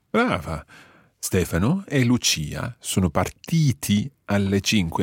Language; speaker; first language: Italian; non-native, fluent; English